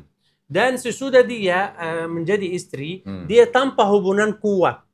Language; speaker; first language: Indonesian; non-native, learner; Arabic